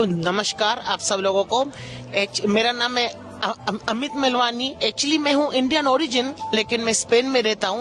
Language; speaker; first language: Hindi; native; Hindi